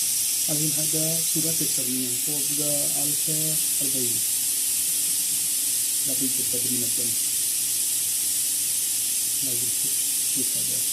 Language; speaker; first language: Arabic; non-native, learner; Hindi